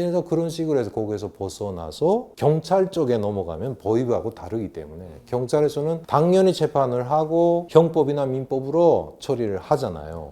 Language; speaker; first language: Korean; native; Korean